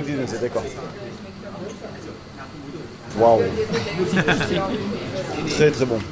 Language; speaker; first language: French; native; French